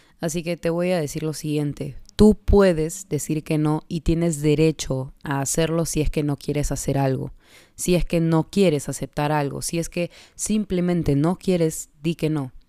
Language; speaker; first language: Spanish; native; Spanish